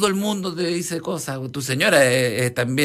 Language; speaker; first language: Spanish; native; Spanish